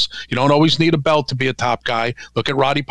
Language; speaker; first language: English; native; English